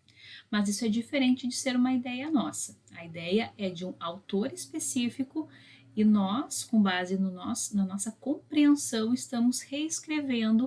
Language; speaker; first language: Portuguese; native; Portuguese